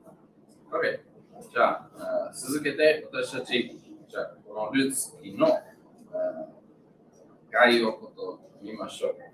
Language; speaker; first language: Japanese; non-native, learner; English